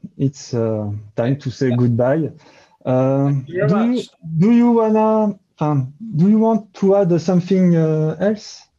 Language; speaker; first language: English; non-native, learner; French